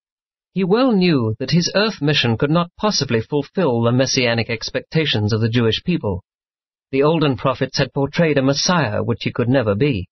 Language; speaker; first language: English; native; English